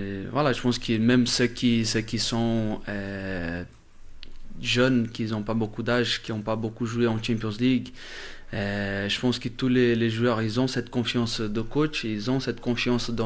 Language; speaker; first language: French; non-native, fluent; Portuguese